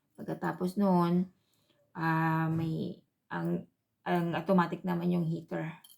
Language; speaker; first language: Filipino; native; Filipino